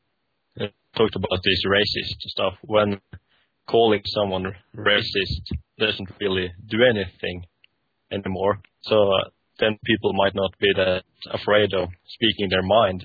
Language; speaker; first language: English; non-native, fluent; Norwegian